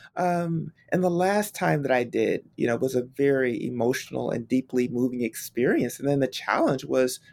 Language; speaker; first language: English; native; English